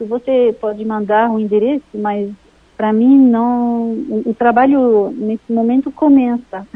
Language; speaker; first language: Portuguese; non-native, fluent; French